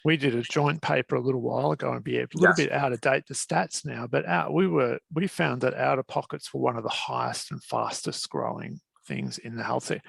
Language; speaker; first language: English; native; English